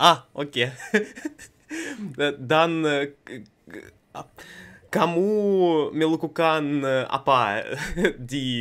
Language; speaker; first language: Indonesian; non-native, learner; Russian